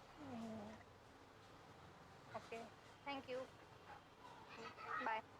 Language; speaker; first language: English; non-native, learner; Marathi